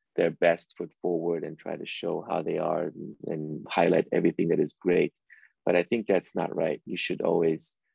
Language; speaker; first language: English; early bilingual, other home language; Persian